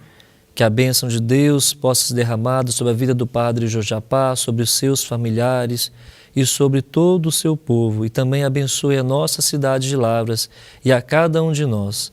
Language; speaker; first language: Portuguese; native; Portuguese